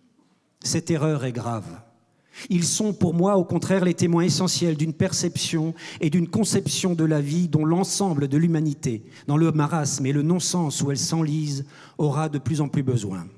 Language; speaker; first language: French; native; French